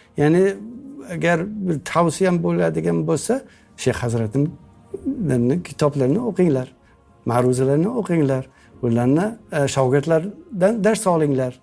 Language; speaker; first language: Uzbek; non-native, fluent; English